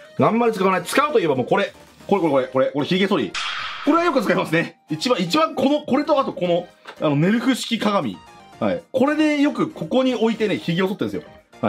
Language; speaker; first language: Japanese; native; Japanese